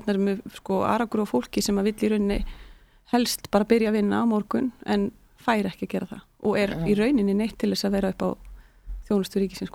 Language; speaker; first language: Icelandic; native; Icelandic